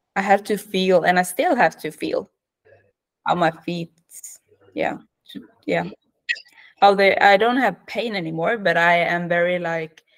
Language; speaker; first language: English; non-native, fluent; Norwegian